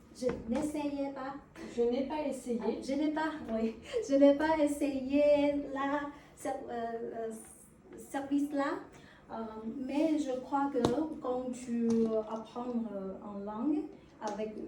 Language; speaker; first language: French; non-native, learner; Vietnamese